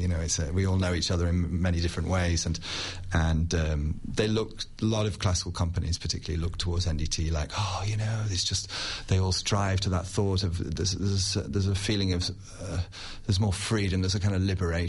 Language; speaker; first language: English; native; English